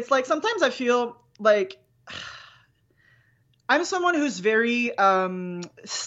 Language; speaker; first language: English; non-native, fluent; French